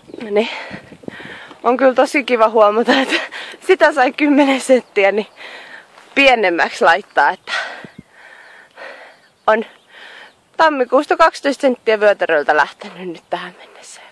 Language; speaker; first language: Finnish; native; Finnish